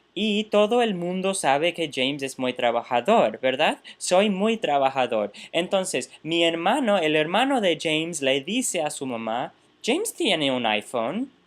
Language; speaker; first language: Spanish; non-native, fluent; English